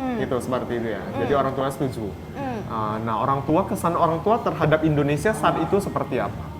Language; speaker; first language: Indonesian; native; Indonesian